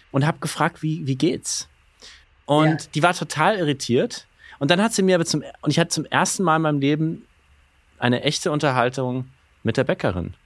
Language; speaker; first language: German; native; German